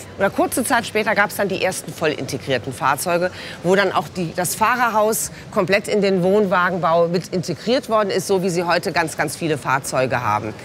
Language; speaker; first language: German; native; German